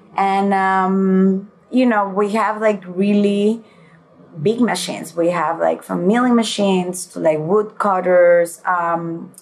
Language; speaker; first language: English; early bilingual, other home language; Spanish